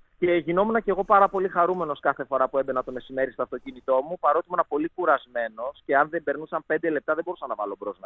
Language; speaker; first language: Greek; native; Greek